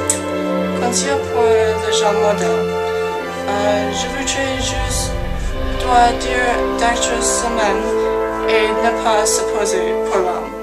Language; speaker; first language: French; non-native, learner; English